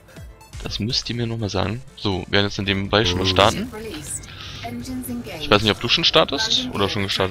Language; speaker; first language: German; native; German